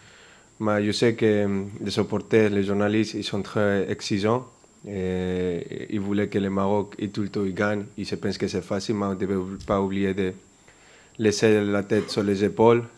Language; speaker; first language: French; non-native, fluent; Spanish